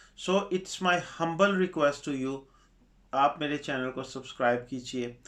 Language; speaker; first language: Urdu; non-native, local second language; Punjabi